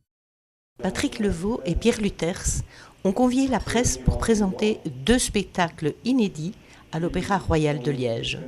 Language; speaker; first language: French; native; French